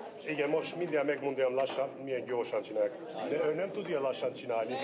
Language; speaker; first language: Hungarian; non-native, learner; Turkish